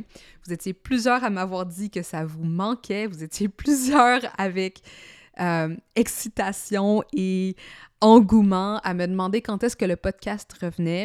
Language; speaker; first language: French; native; French